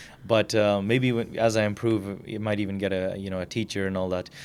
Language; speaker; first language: English; early bilingual, other home language; Punjabi